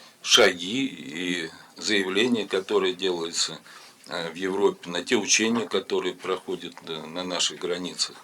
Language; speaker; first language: Russian; native; Russian